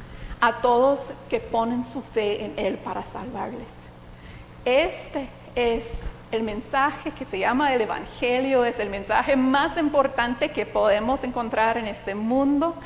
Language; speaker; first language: Spanish; non-native, fluent; English